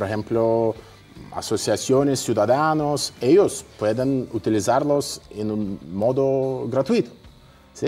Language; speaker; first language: Spanish; non-native, fluent; Russian